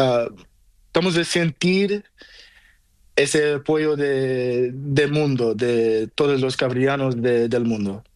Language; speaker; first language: Spanish; non-native, learner; Portuguese